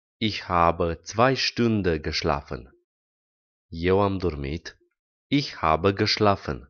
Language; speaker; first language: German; non-native, fluent; Romanian